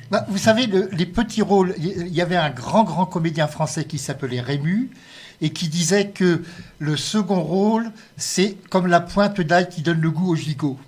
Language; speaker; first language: French; native; French